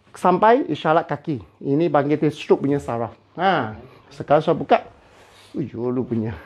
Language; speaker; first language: Malay; non-native, local second language; Chinese